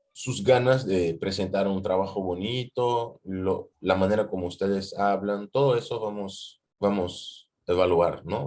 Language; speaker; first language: Spanish; non-native, fluent; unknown